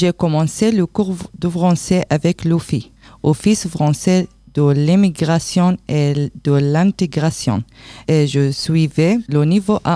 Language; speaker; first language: French; non-native, learner; Arabic